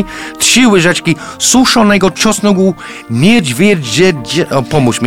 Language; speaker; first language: Polish; non-native, fluent; English